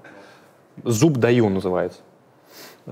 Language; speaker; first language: Russian; native; Russian